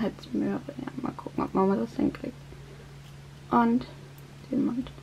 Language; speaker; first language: German; native; German